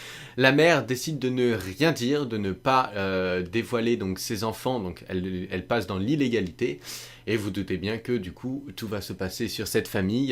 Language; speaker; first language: French; native; French